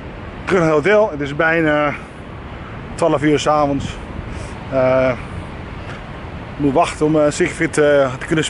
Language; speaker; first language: Dutch; non-native, fluent; Spanish